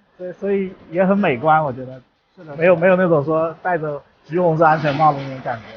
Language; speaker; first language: Chinese; native; Chinese